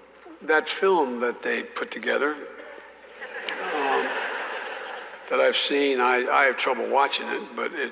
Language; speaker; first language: English; native; English